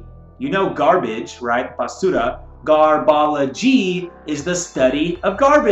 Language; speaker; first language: English; native; English